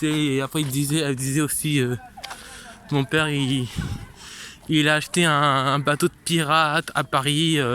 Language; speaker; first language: French; native; French